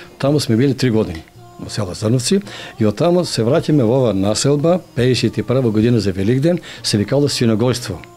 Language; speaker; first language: Macedonian; native; Macedonian